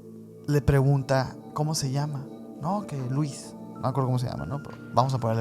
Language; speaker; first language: Spanish; native; Spanish